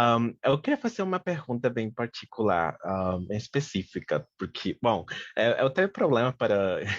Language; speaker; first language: Portuguese; non-native, fluent; Spanish